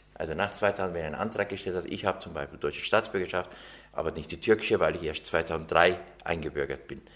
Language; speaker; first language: German; early bilingual, other home language; Turkish